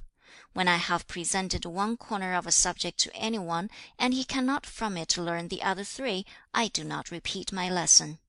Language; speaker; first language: English; non-native, fluent; Chinese